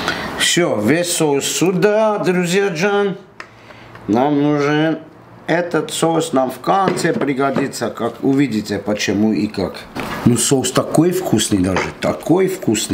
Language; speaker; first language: Russian; non-native, fluent; Armenian